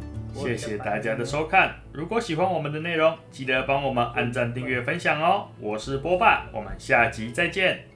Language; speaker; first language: Chinese; native; Chinese